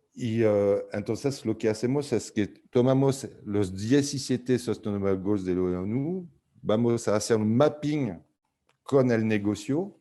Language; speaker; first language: Spanish; non-native, fluent; French